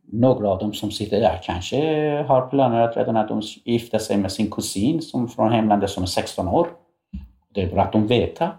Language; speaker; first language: Swedish; non-native, fluent; Persian